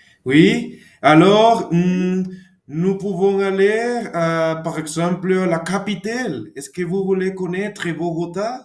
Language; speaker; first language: French; non-native, learner; Spanish